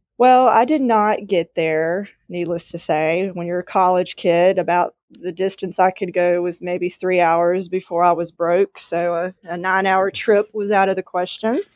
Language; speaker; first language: English; native; English